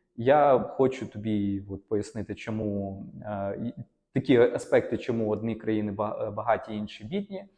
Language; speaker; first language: Ukrainian; non-native, local second language; Russian